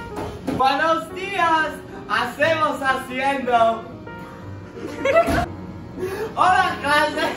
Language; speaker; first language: Spanish; non-native, learner; English